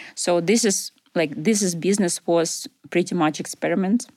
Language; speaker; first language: English; non-native, fluent; Ukrainian